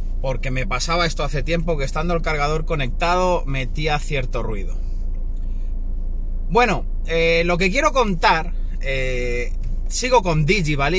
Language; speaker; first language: Spanish; native; Spanish